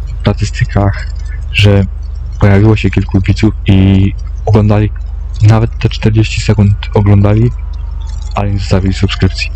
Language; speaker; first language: Polish; native; Polish